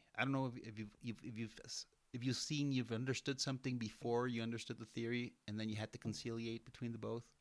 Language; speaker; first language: English; non-native, fluent; Spanish